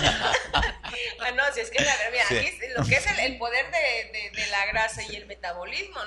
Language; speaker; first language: Spanish; native; Spanish